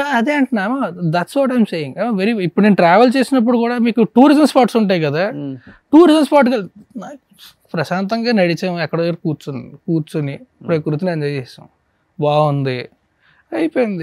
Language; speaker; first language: Telugu; native; Telugu